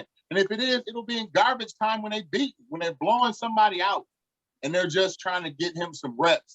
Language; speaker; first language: English; native; English